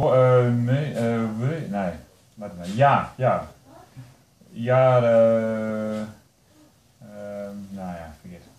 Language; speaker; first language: Russian; non-native, learner; English